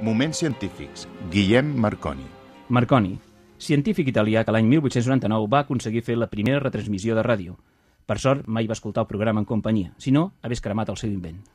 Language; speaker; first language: Catalan; native; Catalan